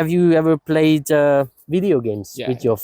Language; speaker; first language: English; non-native, fluent; Hungarian